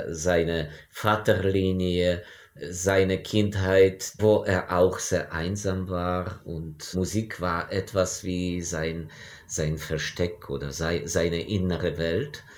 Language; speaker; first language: German; non-native, fluent; Ukrainian